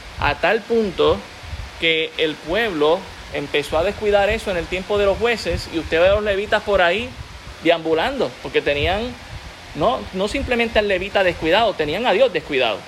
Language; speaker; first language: Spanish; native; Spanish